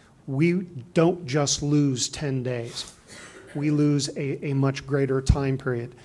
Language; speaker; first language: English; native; English